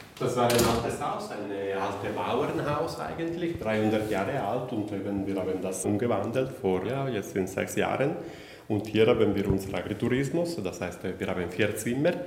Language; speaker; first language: German; non-native, local second language; Italian